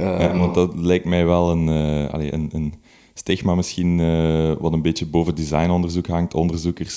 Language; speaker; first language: Dutch; native; Dutch